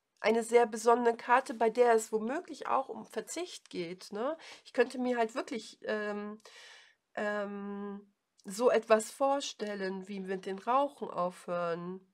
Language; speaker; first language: German; native; German